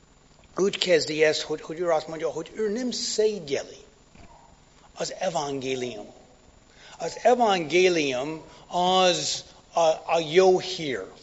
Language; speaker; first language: Hungarian; non-native, fluent; English